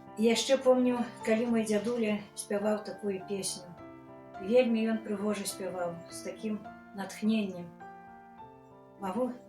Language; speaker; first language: Belarusian; native; Belarusian